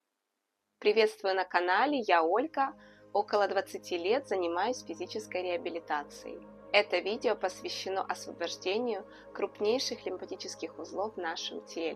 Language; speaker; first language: Russian; native; Russian